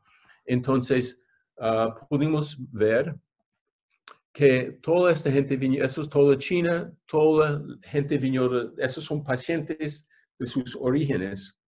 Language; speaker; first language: Spanish; non-native, fluent; English